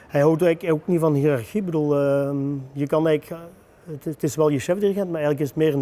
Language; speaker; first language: Dutch; native; Dutch